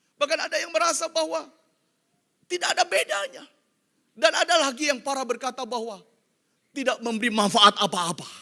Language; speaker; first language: Indonesian; non-native, local second language; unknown